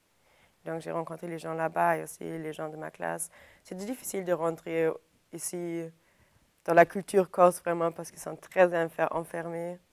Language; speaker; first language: French; non-native, fluent; German